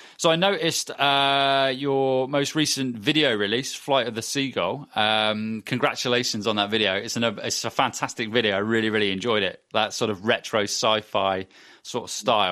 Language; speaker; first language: English; native; English